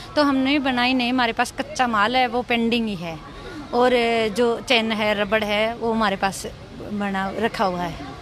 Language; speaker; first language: Hindi; native; Hindi